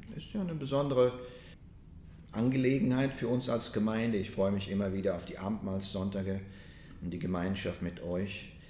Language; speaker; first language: German; early bilingual, other home language; Russian